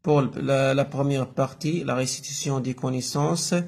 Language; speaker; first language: French; non-native, local second language; Arabic